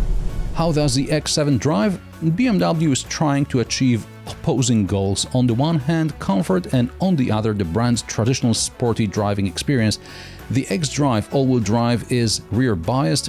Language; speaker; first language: English; non-native, fluent; Polish